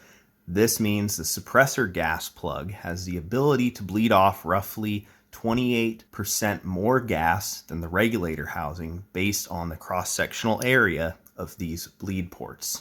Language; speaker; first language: English; native; English